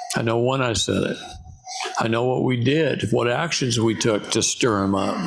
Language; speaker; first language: English; native; English